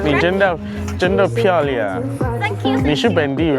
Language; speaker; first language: Chinese; non-native, learner; English